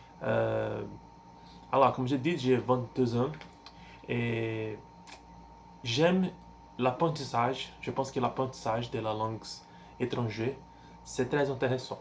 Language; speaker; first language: French; non-native, learner; Portuguese